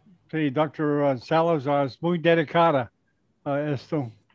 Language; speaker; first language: Spanish; non-native, learner; English